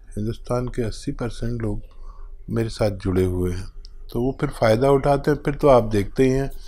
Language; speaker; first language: Hindi; native; Hindi